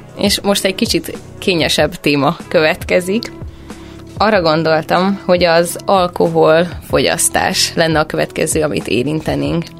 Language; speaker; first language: Hungarian; native; Hungarian